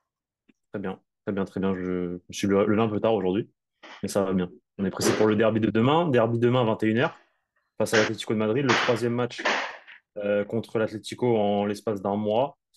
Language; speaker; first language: French; native; French